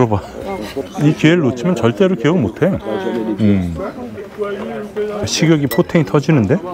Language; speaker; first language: French; non-native, learner; Korean